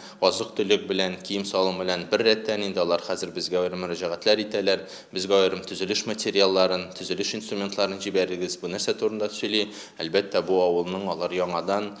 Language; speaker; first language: Tatar; native; Tatar